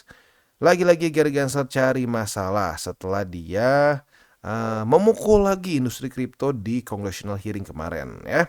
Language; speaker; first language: Indonesian; native; Indonesian